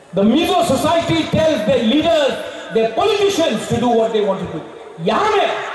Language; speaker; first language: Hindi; non-native, local second language; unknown